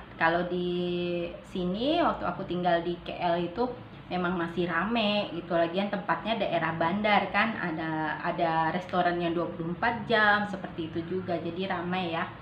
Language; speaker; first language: Indonesian; native; Indonesian